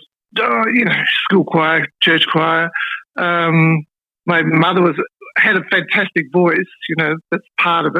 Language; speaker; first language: English; native; English